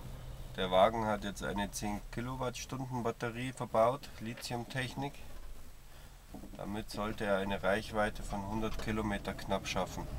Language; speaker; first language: German; native; German